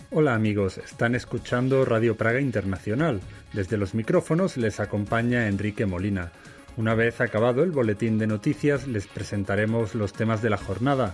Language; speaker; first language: Spanish; native; Spanish